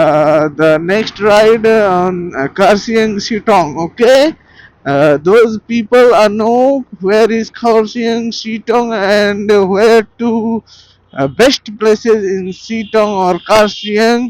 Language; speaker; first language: English; non-native, local second language; Bangla